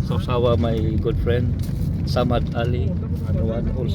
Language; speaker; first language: English; non-native, learner; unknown